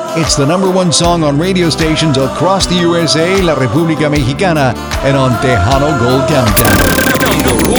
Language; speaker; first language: English; early bilingual, other home language; Spanish